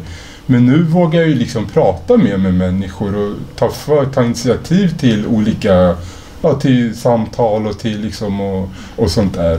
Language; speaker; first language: Swedish; native; Swedish